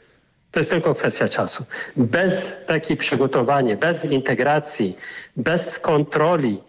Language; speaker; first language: Polish; non-native, fluent; Arabic